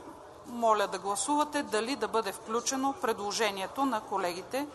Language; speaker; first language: Bulgarian; native; Bulgarian